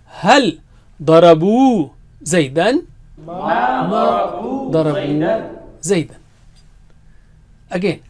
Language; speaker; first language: Arabic; non-native, fluent; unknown